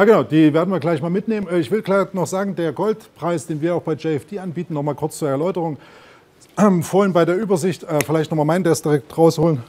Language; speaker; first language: German; native; German